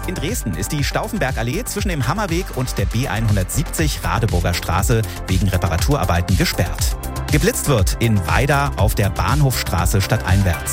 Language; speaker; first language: German; native; German